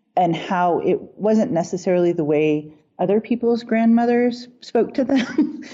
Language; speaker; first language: English; native; English